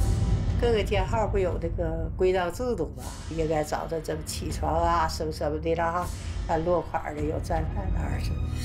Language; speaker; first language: Chinese; native; Chinese